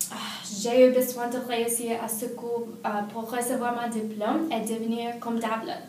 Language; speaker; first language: French; non-native, learner; English